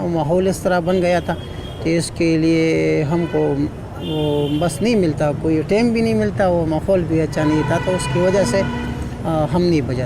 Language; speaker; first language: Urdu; non-native, local second language; Pashto